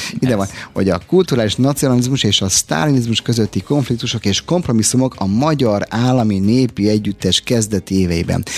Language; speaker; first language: Hungarian; native; Hungarian